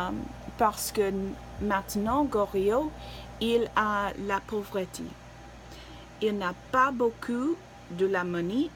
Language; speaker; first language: French; non-native, learner; English